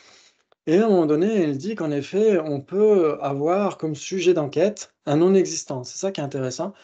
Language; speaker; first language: French; native; French